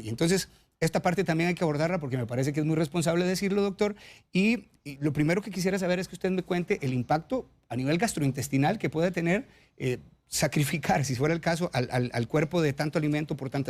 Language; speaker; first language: Spanish; native; Spanish